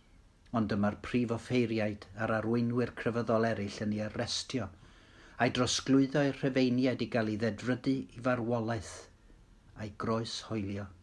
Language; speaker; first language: Welsh; native; Welsh